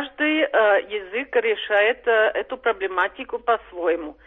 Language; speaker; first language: Russian; non-native, fluent; Czech